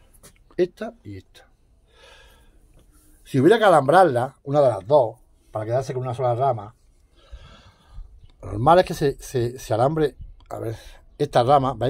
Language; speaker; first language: Spanish; native; Spanish